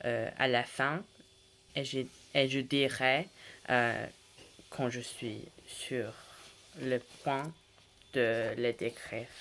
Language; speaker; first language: French; non-native, learner; English